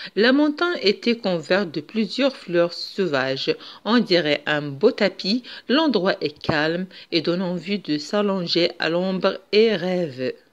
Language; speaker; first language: French; non-native, local second language; Arabic